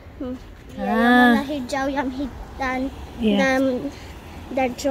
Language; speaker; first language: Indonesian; early bilingual, heritage; Indonesian